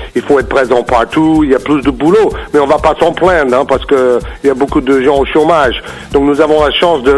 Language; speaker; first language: French; non-native, fluent; English